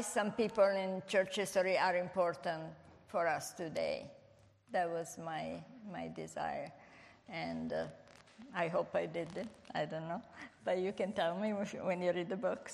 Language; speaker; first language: English; non-native, fluent; Italian